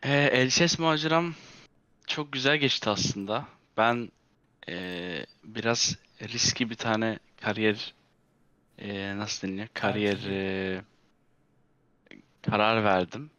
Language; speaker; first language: Turkish; early bilingual, heritage; Turkish